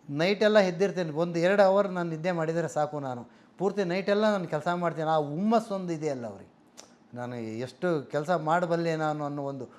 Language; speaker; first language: Kannada; native; Kannada